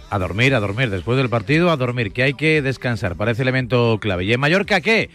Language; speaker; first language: Spanish; native; Spanish